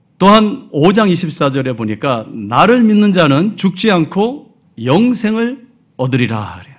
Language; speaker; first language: Korean; early bilingual, heritage; Korean